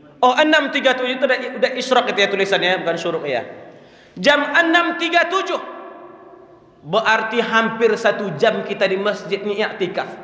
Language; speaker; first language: Malay; native; Malay